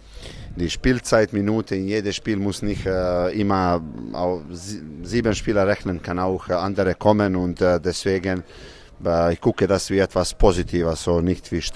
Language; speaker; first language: German; non-native, fluent; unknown